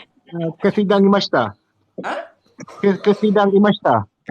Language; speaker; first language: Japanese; non-native, learner; Malay